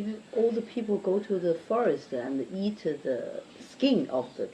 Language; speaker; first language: English; non-native, learner; Chinese